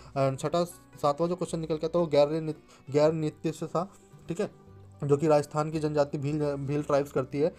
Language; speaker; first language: Hindi; native; Hindi